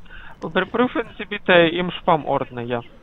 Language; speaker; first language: German; non-native, fluent; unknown